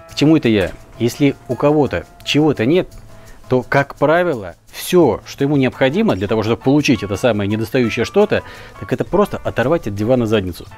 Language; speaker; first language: Russian; native; Russian